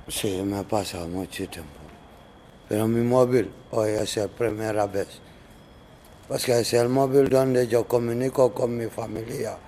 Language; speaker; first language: Spanish; non-native, learner; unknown